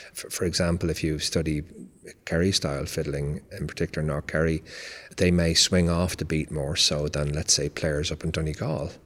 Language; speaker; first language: English; native; English